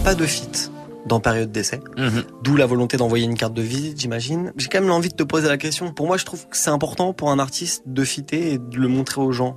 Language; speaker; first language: French; native; French